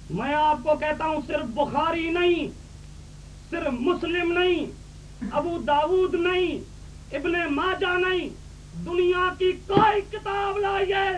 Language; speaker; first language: Urdu; native; Urdu